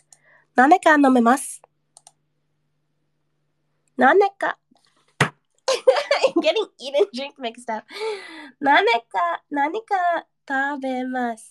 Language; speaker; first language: Japanese; non-native, learner; English